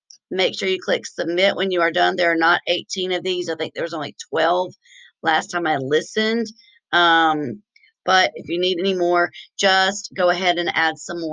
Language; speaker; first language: English; native; English